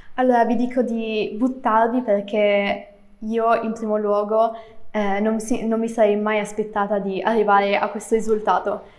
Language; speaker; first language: Italian; native; Italian